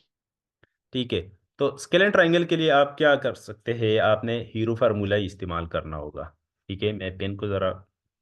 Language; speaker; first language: Hindi; non-native, local second language; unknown